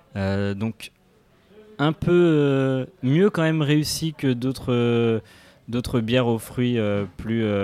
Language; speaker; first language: French; native; French